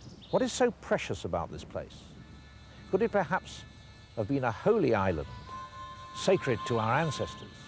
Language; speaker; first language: English; native; English